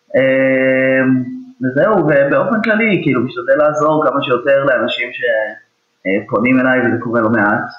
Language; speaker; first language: Hebrew; native; Hebrew